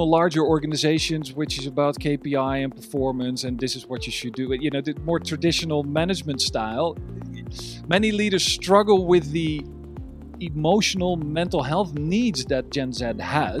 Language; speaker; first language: English; non-native, fluent; Dutch